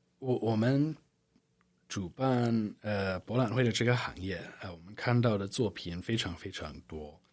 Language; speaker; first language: Chinese; non-native, fluent; English